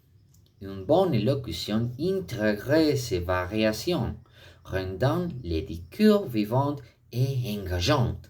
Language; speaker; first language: French; non-native, fluent; Spanish